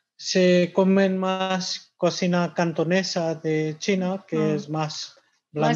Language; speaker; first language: Spanish; non-native, fluent; Bangla